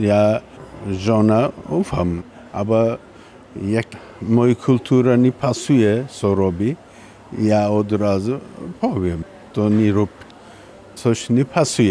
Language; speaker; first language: Polish; non-native, learner; Turkish